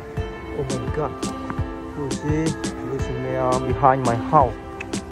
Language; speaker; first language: English; non-native, learner; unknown